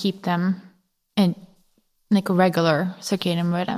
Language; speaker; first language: English; non-native, fluent; Polish